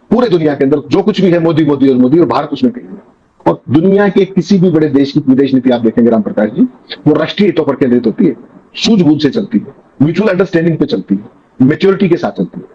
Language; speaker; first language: Hindi; native; Hindi